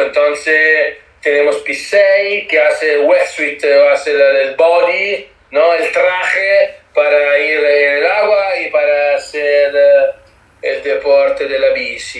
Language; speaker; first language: Spanish; non-native, learner; Italian